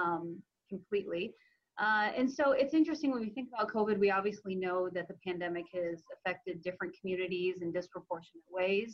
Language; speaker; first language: English; native; English